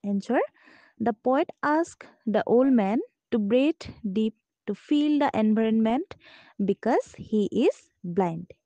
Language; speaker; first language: English; non-native, local second language; Assamese